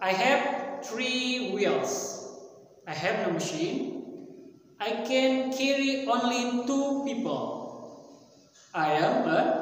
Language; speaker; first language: English; non-native, fluent; Indonesian